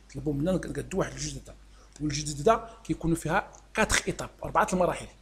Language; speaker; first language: French; non-native, local second language; Arabic